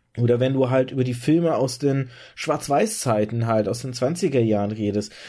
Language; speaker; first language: German; early bilingual, other home language; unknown